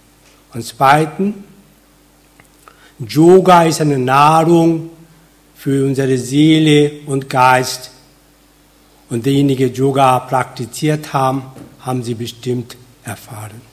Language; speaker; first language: German; non-native, fluent; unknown